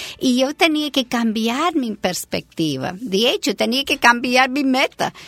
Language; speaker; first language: Spanish; non-native, fluent; English